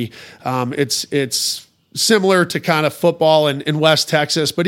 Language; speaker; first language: English; native; English